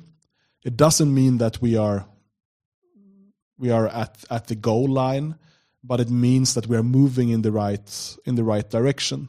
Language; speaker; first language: English; non-native, fluent; Swedish